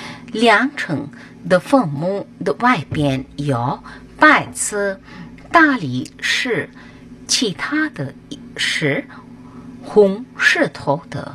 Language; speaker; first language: Chinese; non-native, learner; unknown